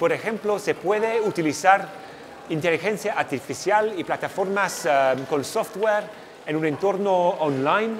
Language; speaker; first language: Spanish; non-native, fluent; English